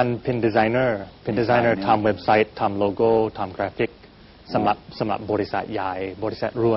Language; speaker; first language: Thai; non-native, learner; English